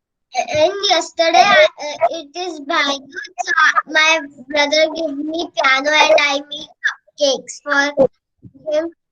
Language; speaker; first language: English; non-native, learner; Hindi